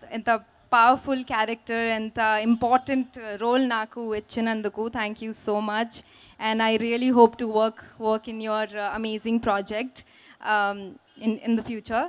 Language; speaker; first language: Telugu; non-native, fluent; Hindi